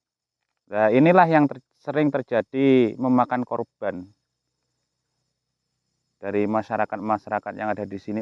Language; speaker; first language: Indonesian; native; Indonesian